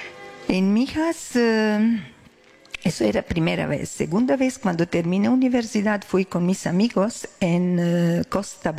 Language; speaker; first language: Spanish; non-native, learner; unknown